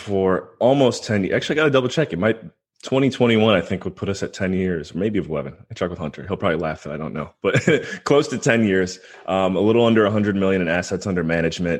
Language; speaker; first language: English; native; English